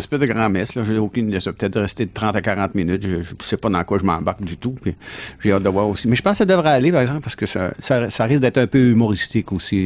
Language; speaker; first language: French; native; French